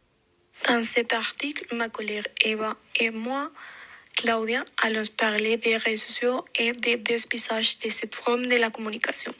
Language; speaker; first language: French; non-native, fluent; Spanish